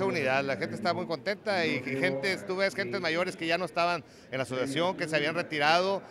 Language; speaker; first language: Spanish; native; Spanish